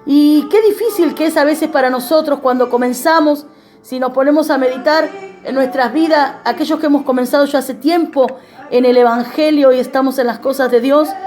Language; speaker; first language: Spanish; native; Spanish